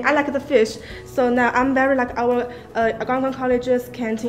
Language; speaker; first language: English; non-native, learner; Chinese